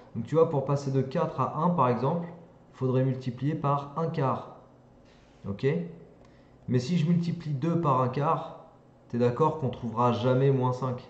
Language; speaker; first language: French; native; French